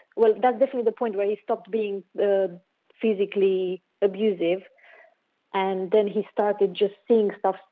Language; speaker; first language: English; non-native, fluent; Romanian